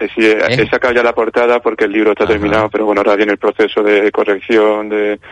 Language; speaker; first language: Spanish; native; Spanish